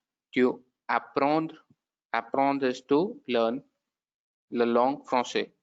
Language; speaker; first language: French; non-native, learner; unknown